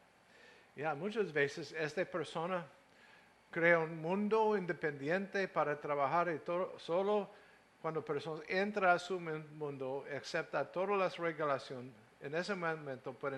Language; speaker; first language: Spanish; non-native, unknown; English